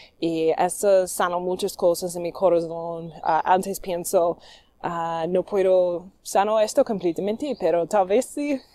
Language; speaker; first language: Spanish; non-native, learner; English